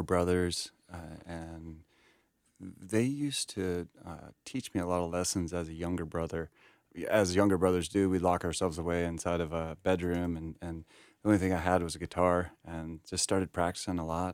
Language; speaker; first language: English; native; English